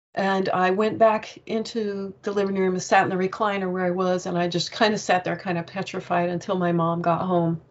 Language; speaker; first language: English; native; English